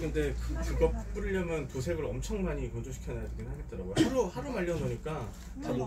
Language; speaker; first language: Korean; native; Korean